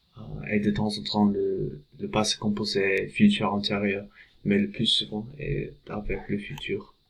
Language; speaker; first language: French; non-native, fluent; English